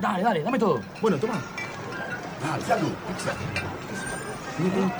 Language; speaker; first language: Spanish; native; Spanish